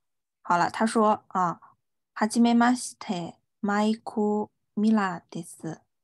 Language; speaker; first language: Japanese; non-native, fluent; Chinese